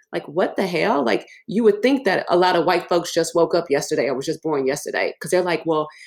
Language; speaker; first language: English; early bilingual, other home language; Yoruba